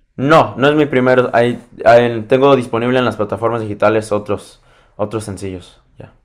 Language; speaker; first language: Spanish; early bilingual, heritage; Spanish